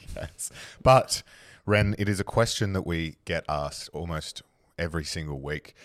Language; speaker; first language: English; native; English